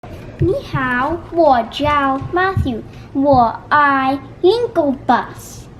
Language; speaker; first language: Chinese; non-native, learner; English